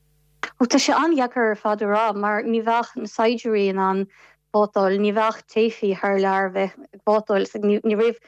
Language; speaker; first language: Irish; non-native, fluent; Ukrainian